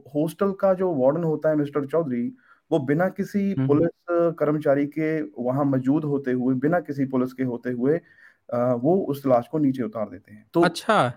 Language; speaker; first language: Hindi; native; Hindi